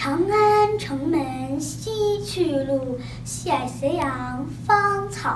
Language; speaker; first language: Chinese; early bilingual, heritage; Chinese